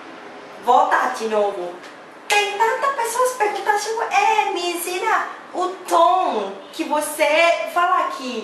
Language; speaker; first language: Portuguese; non-native, learner; Thai